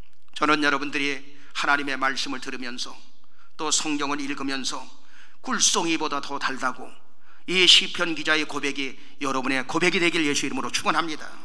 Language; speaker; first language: Korean; native; Korean